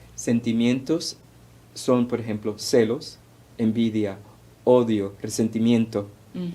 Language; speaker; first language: Spanish; early bilingual, heritage; Spanish